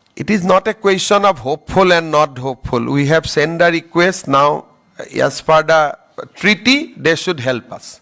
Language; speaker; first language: English; non-native, local second language; Assamese